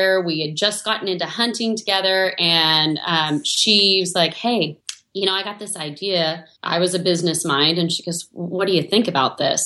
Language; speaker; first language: English; native; English